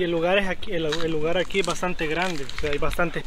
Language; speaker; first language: Spanish; native; Spanish